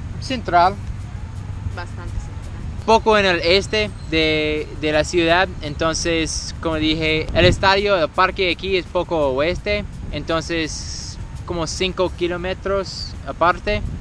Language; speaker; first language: Spanish; non-native, learner; English